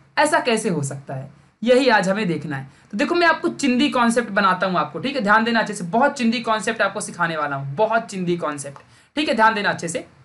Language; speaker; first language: Hindi; native; Hindi